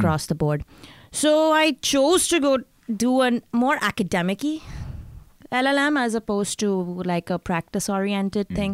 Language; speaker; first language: English; non-native, local second language; Urdu